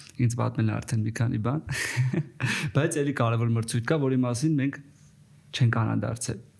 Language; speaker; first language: Armenian; native; Armenian